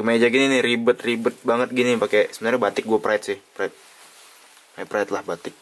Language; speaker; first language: Indonesian; native; Indonesian